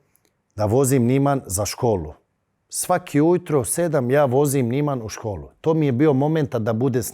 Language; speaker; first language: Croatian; early bilingual, heritage; Bosnian